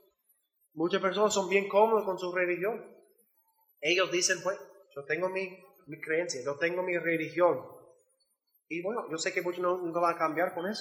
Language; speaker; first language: Spanish; non-native, learner; English